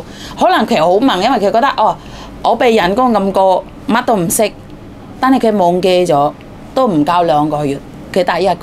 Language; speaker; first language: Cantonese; non-native, fluent; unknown